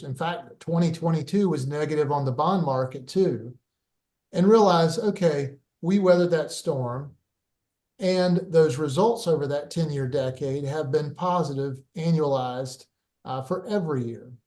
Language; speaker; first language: English; native; English